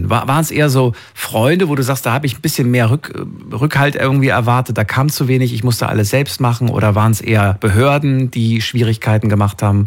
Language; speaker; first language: German; native; German